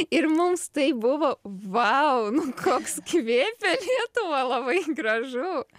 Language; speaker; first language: Lithuanian; non-native, learner; Ukrainian